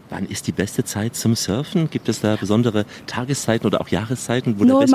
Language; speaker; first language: German; native; German